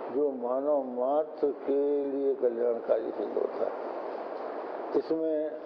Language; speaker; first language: Hindi; native; Hindi